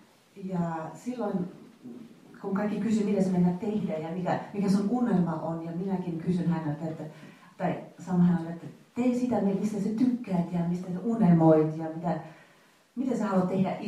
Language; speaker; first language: Finnish; non-native, fluent; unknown